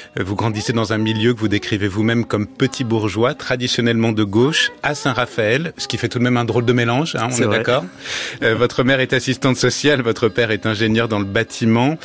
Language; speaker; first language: French; native; French